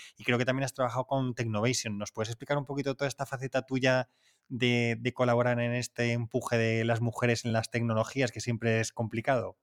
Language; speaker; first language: Spanish; native; Spanish